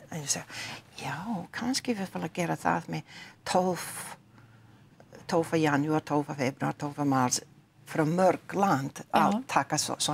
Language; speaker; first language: Icelandic; non-native, learner; English